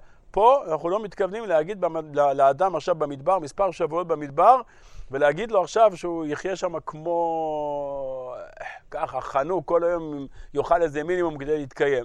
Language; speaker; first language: Hebrew; native; Hebrew